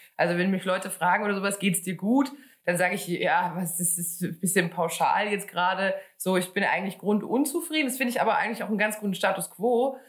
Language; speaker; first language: German; native; German